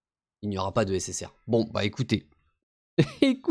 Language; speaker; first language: French; native; French